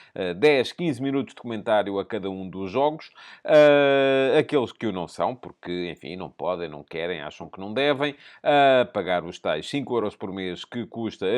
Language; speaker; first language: Portuguese; native; Portuguese